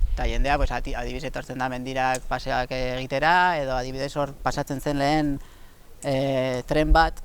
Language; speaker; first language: Basque; non-native, local second language; Spanish